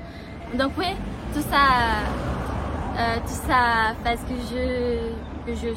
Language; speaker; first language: French; non-native, learner; Portuguese